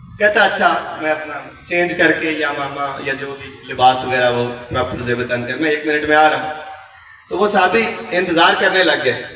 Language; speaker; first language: Urdu; non-native, local second language; Punjabi